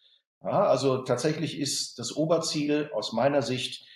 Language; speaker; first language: German; native; German